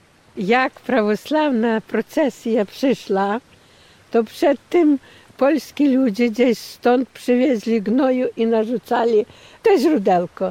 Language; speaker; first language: Polish; non-native, local second language; Ukrainian